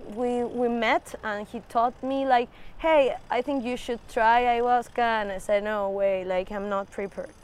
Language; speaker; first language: English; non-native, fluent; Spanish